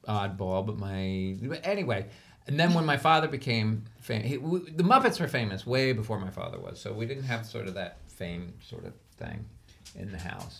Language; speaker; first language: English; native; English